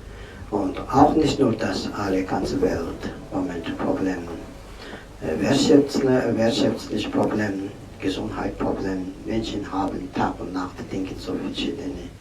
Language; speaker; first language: German; non-native, learner; Tibetan